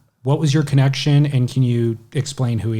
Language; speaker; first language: English; native; English